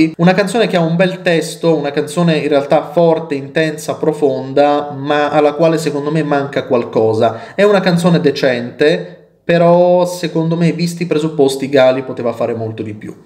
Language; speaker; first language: Italian; native; Italian